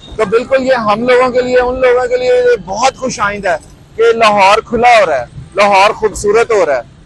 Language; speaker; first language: Urdu; non-native, local second language; Punjabi